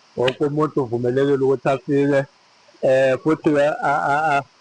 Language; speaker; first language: Zulu; native; Zulu